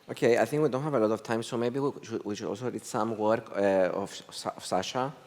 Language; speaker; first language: English; non-native, fluent; Greek